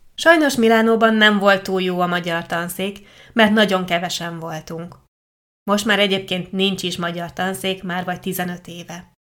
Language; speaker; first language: Hungarian; non-native, fluent; Italian